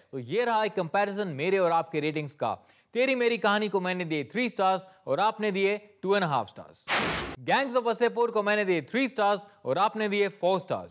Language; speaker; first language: Hindi; native; Hindi